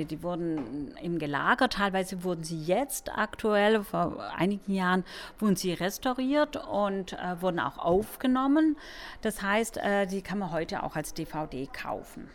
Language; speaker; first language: German; native; German